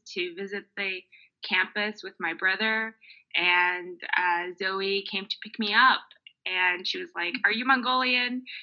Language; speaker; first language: English; early bilingual, other home language; Mongolian